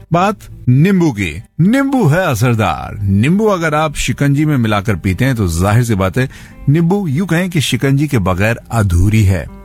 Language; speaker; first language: Hindi; native; Hindi